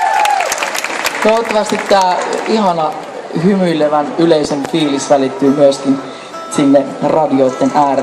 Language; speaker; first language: Finnish; native; Finnish